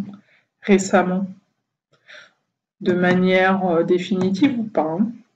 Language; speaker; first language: French; native; French